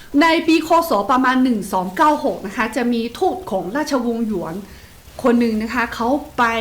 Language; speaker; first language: Thai; non-native, fluent; Chinese